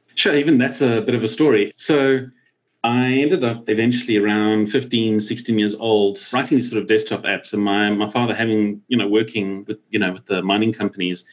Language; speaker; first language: English; native; English